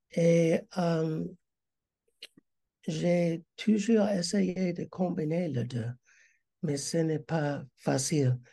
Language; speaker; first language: French; non-native, learner; English